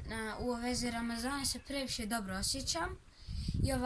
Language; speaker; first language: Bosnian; early bilingual, heritage; Bosnian